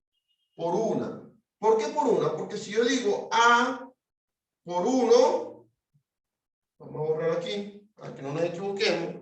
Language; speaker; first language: Spanish; native; Spanish